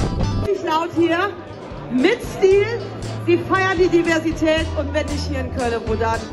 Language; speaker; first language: German; native; German